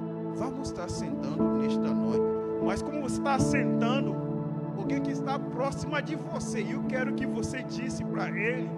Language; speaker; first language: Portuguese; non-native, fluent; Yoruba